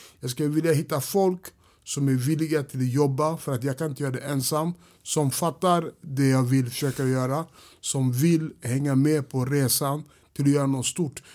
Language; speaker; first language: Swedish; early bilingual, other home language; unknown